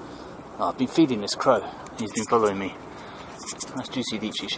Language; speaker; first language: English; native; English